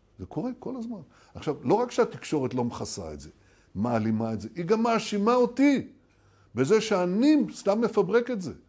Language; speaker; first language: Hebrew; native; Hebrew